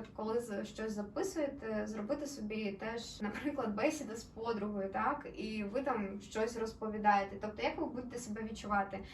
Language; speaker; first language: Ukrainian; non-native, local second language; Russian